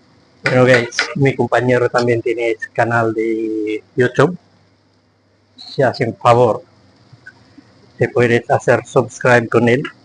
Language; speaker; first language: Spanish; non-native, learner; Filipino